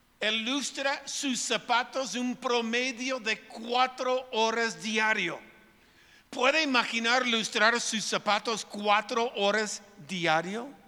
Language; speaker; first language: Spanish; non-native, fluent; English